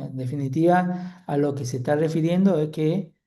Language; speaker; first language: Spanish; native; Spanish